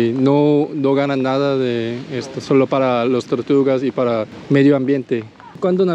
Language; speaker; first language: Spanish; non-native, learner; Korean